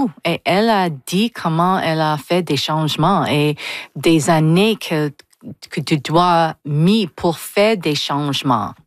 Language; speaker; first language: French; non-native, local second language; English